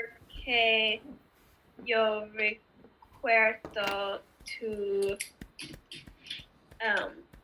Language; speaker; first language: Spanish; non-native, learner; English